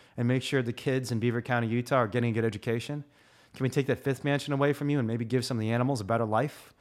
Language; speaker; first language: English; native; English